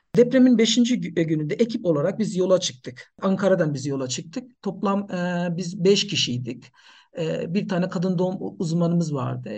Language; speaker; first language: Turkish; non-native, fluent; Nepali